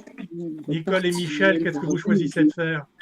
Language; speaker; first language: French; native; French